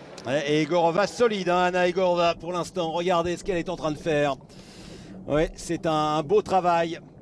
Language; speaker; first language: French; native; French